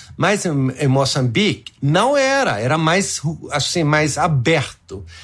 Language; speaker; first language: Portuguese; non-native, fluent; Swedish